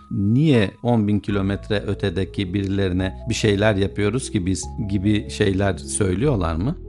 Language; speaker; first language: Turkish; native; Turkish